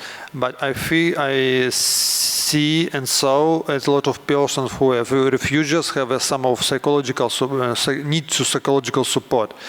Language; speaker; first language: English; non-native, learner; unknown